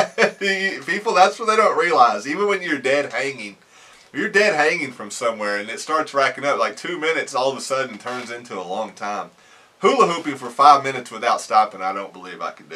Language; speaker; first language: English; native; English